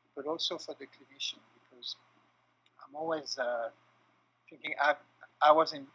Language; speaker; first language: English; non-native, fluent; French